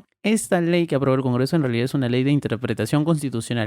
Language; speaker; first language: Spanish; native; Spanish